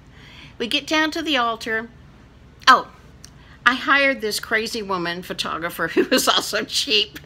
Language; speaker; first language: English; native; English